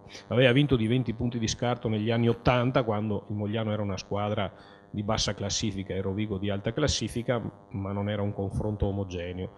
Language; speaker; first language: Italian; native; Italian